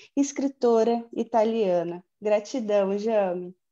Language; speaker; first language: Portuguese; native; Portuguese